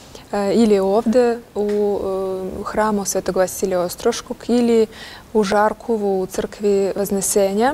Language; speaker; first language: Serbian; non-native, fluent; Russian